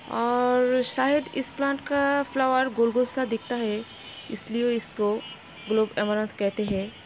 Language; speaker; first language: Hindi; non-native, local second language; Bangla